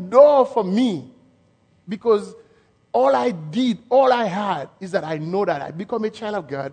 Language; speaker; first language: English; non-native, fluent; French